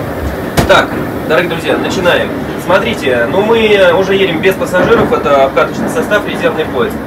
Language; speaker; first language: Russian; native; Russian